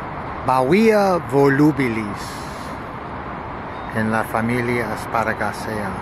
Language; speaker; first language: Spanish; non-native, learner; English